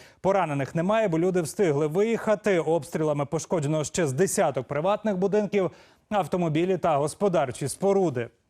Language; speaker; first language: Ukrainian; native; Ukrainian